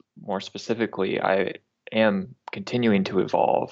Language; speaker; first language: English; native; English